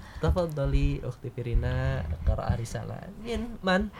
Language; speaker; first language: Arabic; non-native, fluent; Indonesian